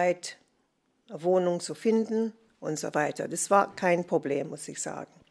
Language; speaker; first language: German; non-native, fluent; English